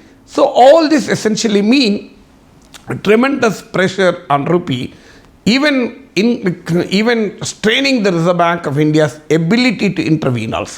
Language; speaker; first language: English; non-native, local second language; Telugu